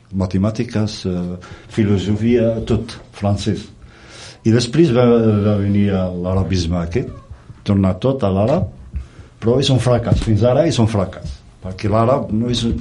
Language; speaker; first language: Catalan; non-native, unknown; Riffian